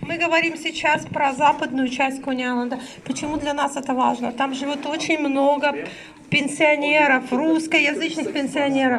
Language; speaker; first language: Russian; native; Russian